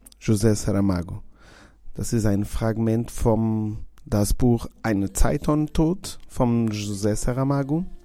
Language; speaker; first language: German; non-native, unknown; Portuguese